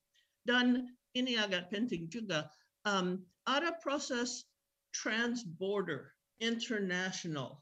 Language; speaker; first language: Indonesian; non-native, fluent; English